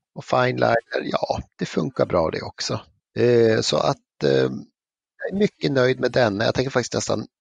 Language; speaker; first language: Swedish; native; Swedish